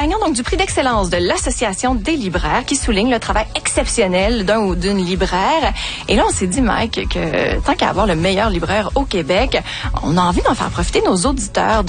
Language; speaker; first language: French; native; French